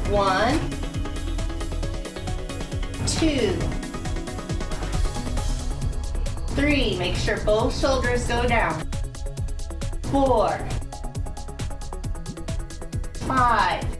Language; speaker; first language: English; native; English